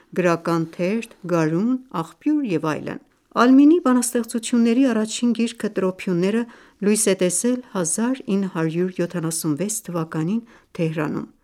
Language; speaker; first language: Armenian; early bilingual, heritage; Armenian